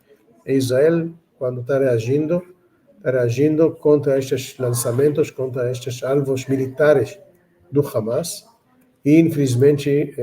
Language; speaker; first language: Portuguese; non-native, fluent; Hebrew